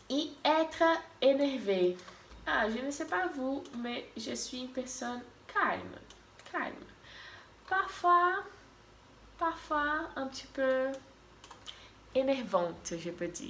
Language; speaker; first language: French; non-native, fluent; Portuguese